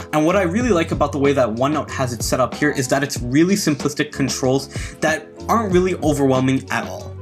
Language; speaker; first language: English; native; English